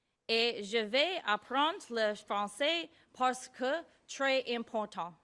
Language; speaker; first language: French; non-native, learner; English